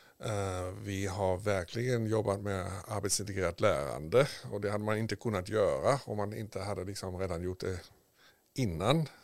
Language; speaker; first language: Swedish; native; Swedish